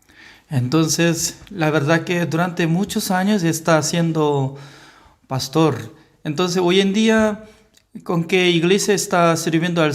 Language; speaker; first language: Spanish; non-native, learner; Korean